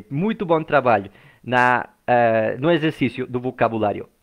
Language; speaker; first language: Portuguese; non-native, fluent; English